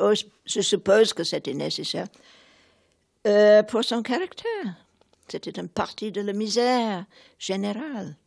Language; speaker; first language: French; non-native, fluent; English